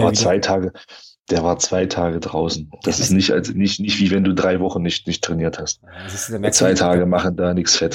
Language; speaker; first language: German; native; German